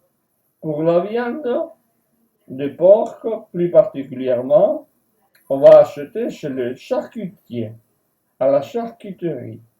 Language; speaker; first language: French; non-native, fluent; Spanish